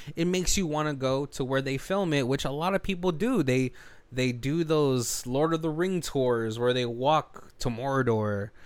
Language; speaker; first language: English; native; English